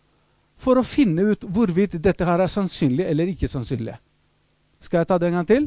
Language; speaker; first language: Norwegian; non-native, fluent; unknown